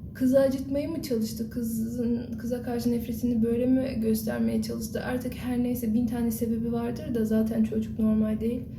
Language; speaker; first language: Turkish; early bilingual, heritage; Turkish